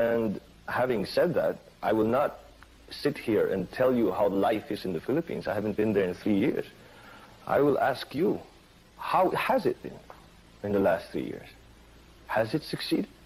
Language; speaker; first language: English; non-native, fluent; Filipino